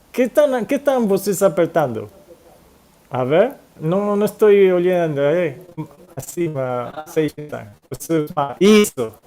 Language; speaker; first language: Portuguese; non-native, fluent; Spanish